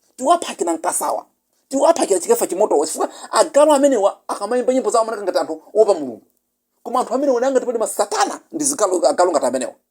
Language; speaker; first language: Nyanja; non-native, local second language; Yao